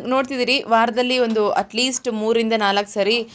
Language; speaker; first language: Kannada; non-native, local second language; Telugu